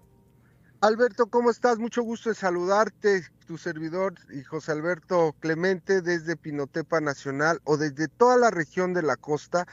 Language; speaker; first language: Spanish; native; Spanish